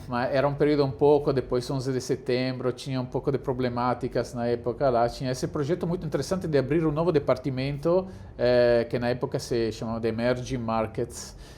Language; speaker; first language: Portuguese; non-native, fluent; Italian